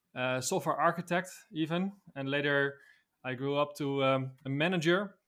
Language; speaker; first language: English; non-native, fluent; Dutch